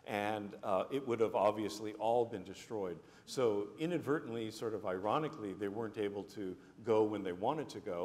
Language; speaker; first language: English; native; English